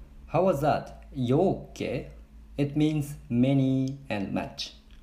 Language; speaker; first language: English; non-native, learner; Japanese